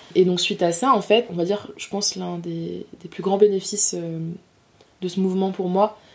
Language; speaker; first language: French; native; French